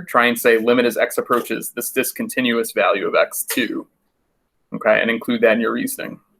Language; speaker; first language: English; native; English